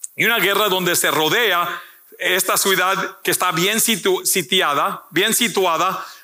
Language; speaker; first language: Spanish; early bilingual, heritage; Spanish